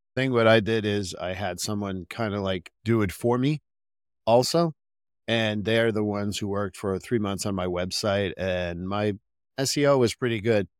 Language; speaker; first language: English; non-native, fluent; French